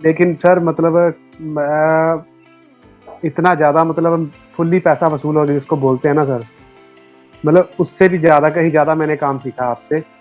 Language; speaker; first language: Hindi; native; Hindi